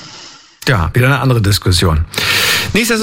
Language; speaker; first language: German; native; German